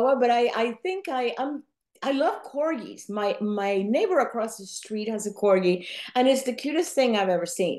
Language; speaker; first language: English; non-native, fluent; Spanish